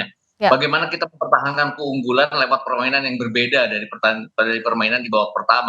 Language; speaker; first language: Indonesian; native; Indonesian